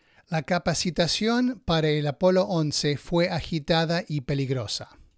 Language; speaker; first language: Spanish; native; Spanish